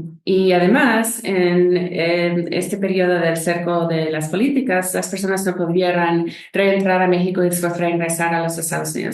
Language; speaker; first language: Spanish; non-native, fluent; English